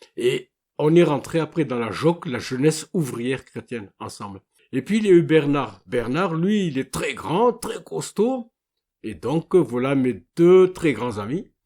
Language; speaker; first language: French; non-native, local second language; Malagasy